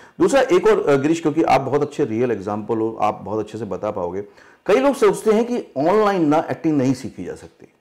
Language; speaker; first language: Hindi; native; Hindi